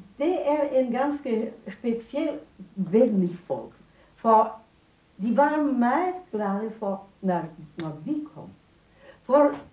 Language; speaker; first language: Danish; non-native, fluent; Romanian